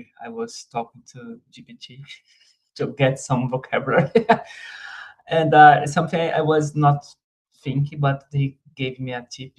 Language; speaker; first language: English; non-native, fluent; Portuguese